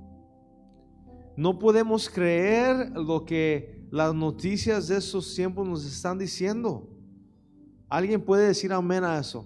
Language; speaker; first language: Spanish; early bilingual, heritage; Spanish